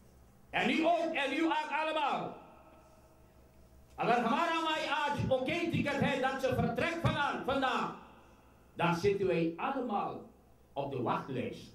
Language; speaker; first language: Dutch; non-native, local second language; Caribbean Hindustani